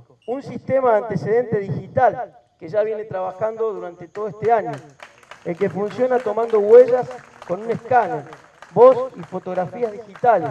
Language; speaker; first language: Spanish; native; Spanish